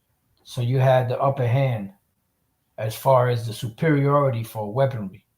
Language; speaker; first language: English; native; English